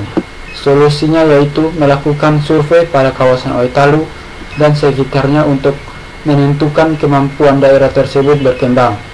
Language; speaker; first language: Indonesian; native; Indonesian